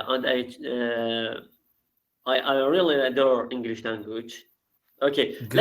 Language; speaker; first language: English; non-native, learner; Arabic